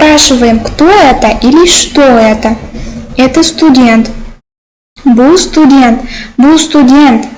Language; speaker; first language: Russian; non-native, local second language; Uzbek